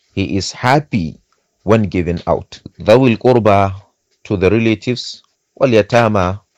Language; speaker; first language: English; non-native, local second language; Hausa